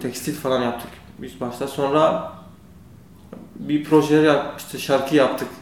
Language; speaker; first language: Turkish; non-native, learner; Kurdish